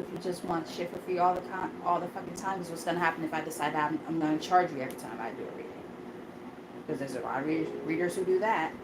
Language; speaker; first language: English; native; English